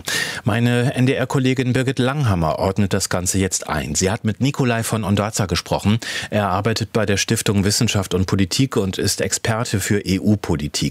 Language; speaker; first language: German; native; German